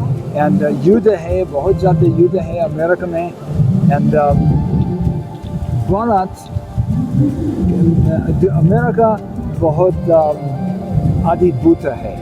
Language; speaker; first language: Hindi; non-native, learner; English